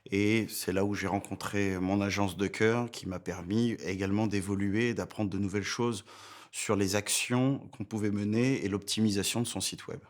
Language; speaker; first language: French; native; French